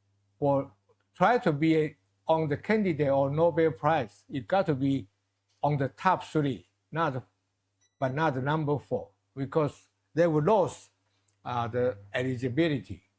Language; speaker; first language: English; non-native, fluent; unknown